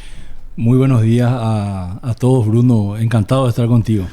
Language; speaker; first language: Spanish; native; Spanish